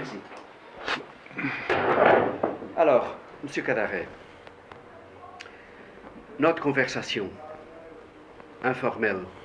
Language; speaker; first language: French; non-native, fluent; Portuguese